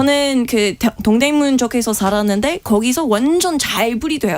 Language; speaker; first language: Korean; non-native, fluent; English